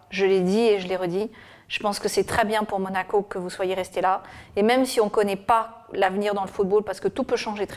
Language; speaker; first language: French; native; French